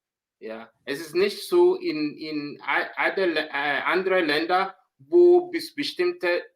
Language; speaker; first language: German; non-native, learner; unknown